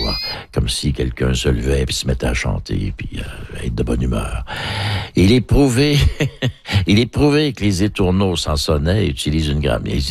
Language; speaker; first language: French; native; French